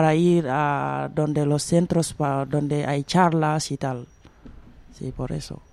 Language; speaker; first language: Spanish; non-native, fluent; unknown